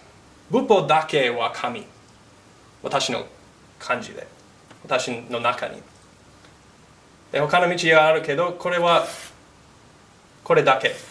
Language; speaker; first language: Japanese; non-native, fluent; English